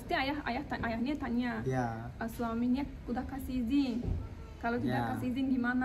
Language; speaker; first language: Indonesian; non-native, learner; Turkish